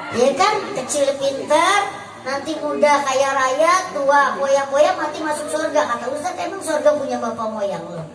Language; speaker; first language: Indonesian; native; Indonesian